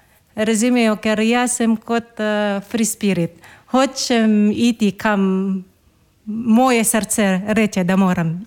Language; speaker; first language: Slovenian; non-native, learner; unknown